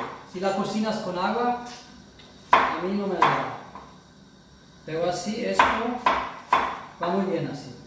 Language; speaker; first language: Spanish; non-native, fluent; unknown